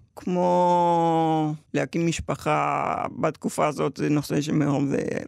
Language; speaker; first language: Hebrew; early bilingual, other home language; Spanish